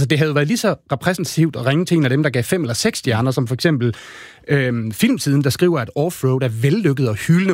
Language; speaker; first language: Danish; native; Danish